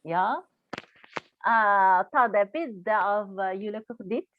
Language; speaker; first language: Norwegian; non-native, fluent; Chinese